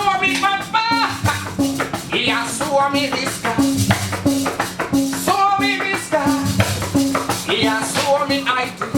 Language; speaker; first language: Finnish; non-native, learner; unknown